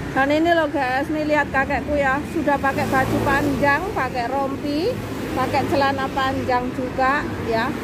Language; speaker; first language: Indonesian; non-native, local second language; Javanese